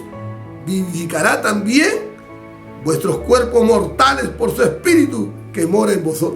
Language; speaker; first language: Spanish; native; Spanish